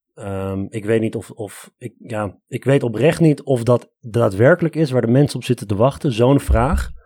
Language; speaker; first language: Dutch; early bilingual, other home language; Armenian